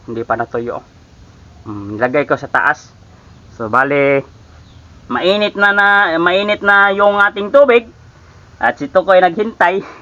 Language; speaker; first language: Filipino; non-native, local second language; Cebuano